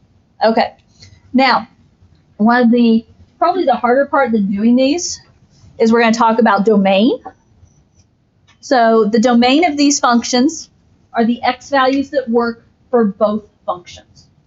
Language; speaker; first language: English; native; English